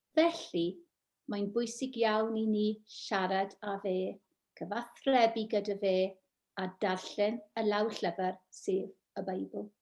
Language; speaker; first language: Welsh; non-native, local second language; English